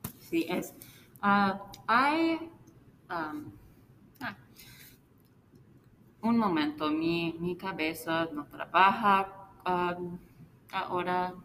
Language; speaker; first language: Spanish; non-native, learner; English